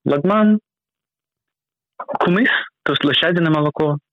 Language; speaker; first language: Russian; non-native, fluent; English